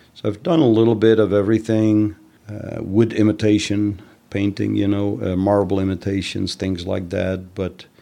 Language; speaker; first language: English; non-native, fluent; Dutch